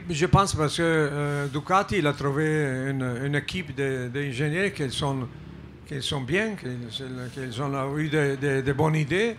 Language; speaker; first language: French; non-native, fluent; Italian